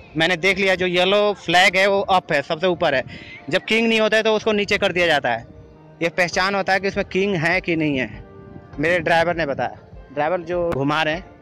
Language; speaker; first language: Hindi; native; Hindi